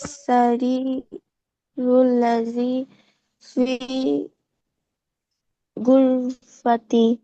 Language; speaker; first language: Arabic; non-native, learner; Bangla